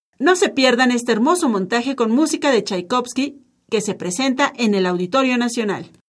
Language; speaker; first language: Spanish; native; Spanish